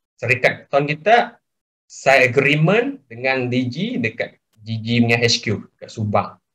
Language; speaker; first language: Malay; non-native, local second language; Chinese